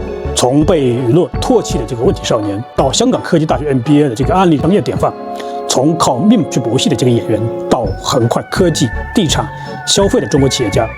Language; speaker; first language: Chinese; native; Chinese